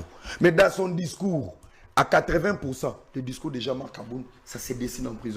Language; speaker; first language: French; non-native, local second language; Lingala